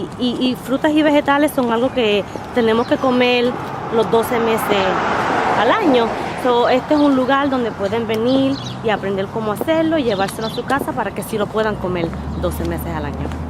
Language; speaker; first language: Spanish; early bilingual, heritage; Spanish